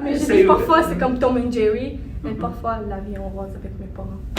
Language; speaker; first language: French; non-native, learner; Arabic